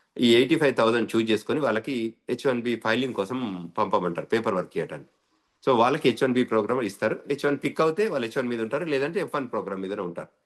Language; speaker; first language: Telugu; native; Telugu